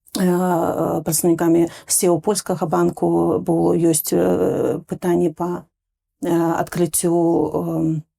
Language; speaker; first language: Belarusian; non-native, local second language; Russian